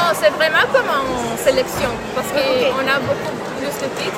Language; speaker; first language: French; non-native, local second language; English